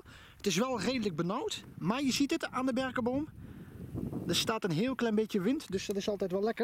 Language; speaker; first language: Dutch; native; Dutch